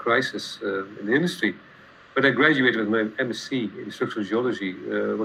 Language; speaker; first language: English; non-native, fluent; Dutch